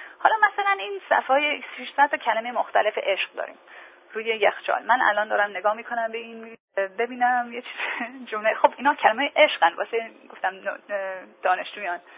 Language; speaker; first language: Persian; early bilingual, heritage; English